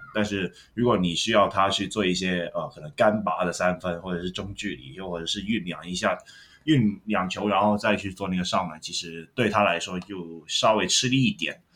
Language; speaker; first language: Chinese; non-native, local second language; Cantonese